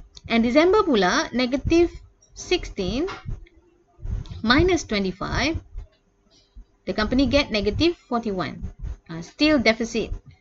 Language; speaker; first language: English; non-native, local second language; Malay